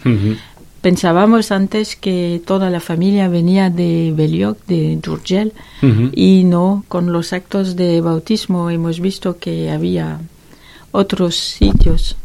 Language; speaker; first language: Spanish; non-native, learner; French